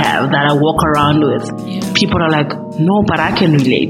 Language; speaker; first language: English; non-native, local second language; Xhosa